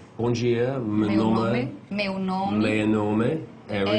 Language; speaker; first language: Portuguese; non-native, learner; English